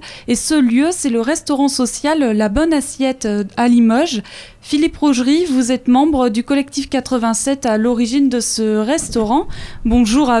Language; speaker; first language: French; native; French